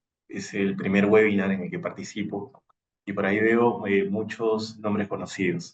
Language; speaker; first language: Spanish; native; Spanish